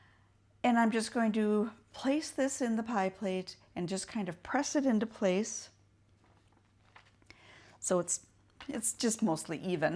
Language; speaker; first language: English; native; English